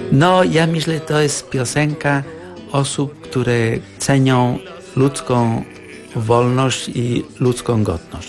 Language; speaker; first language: Polish; non-native, fluent; Catalan